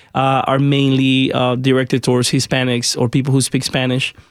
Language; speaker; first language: English; early bilingual, other home language; Spanish